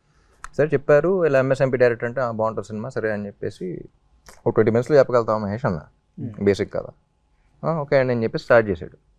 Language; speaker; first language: Telugu; native; Telugu